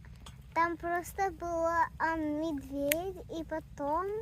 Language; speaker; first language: Russian; early bilingual, heritage; Russian